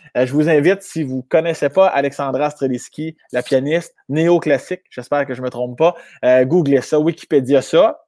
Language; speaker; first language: French; native; French